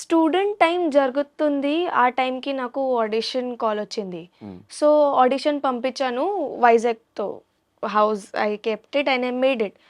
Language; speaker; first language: Telugu; non-native, learner; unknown